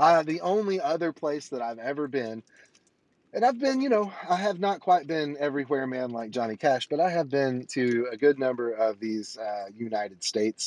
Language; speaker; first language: English; native; English